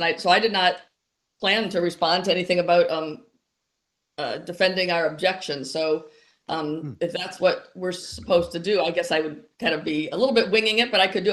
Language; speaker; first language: English; native; English